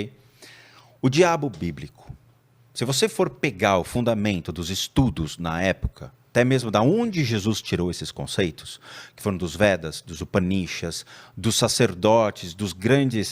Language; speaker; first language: Portuguese; native; Portuguese